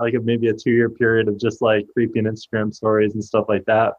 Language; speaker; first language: English; native; English